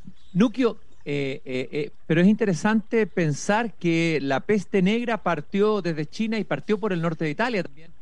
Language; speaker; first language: Spanish; native; Spanish